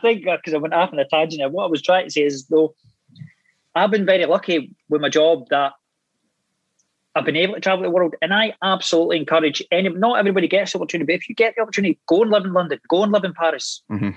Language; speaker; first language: English; native; English